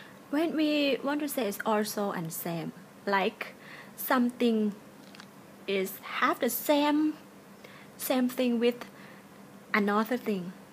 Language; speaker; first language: English; non-native, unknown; Thai